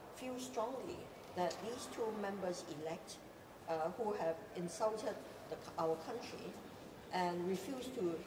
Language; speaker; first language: English; non-native, local second language; Cantonese